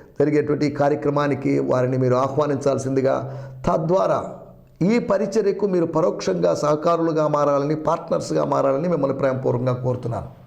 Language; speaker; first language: Telugu; non-native, local second language; Malayalam